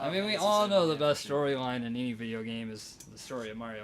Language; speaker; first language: English; native; English